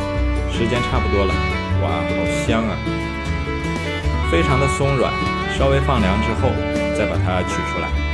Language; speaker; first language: Chinese; native; Chinese